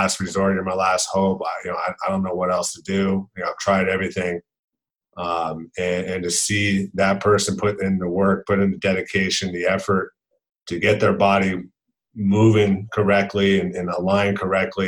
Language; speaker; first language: English; native; English